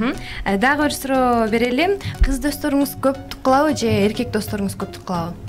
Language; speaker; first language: Kyrgyz; native; Kyrgyz